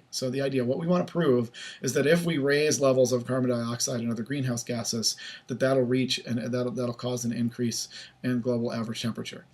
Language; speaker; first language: English; native; English